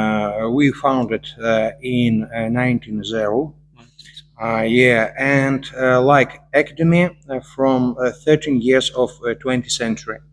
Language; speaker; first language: English; non-native, learner; Russian